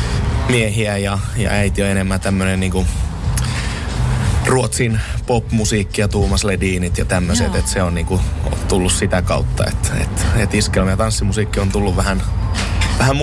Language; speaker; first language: Finnish; native; Finnish